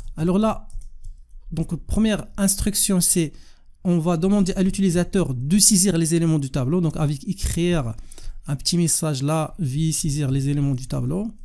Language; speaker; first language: French; non-native, local second language; Arabic